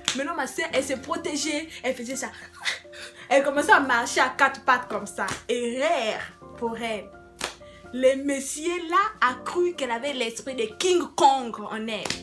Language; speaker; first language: French; non-native, local second language; Lingala